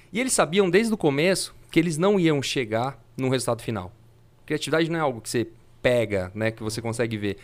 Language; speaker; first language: Portuguese; native; Portuguese